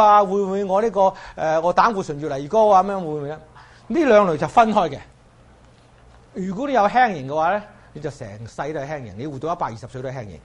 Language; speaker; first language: Chinese; native; Chinese